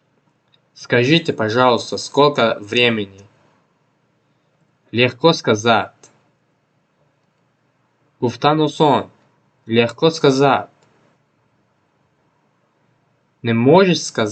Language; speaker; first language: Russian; non-native, local second language; Tajik